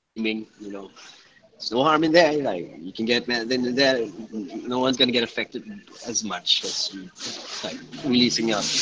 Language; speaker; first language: English; non-native, local second language; Malay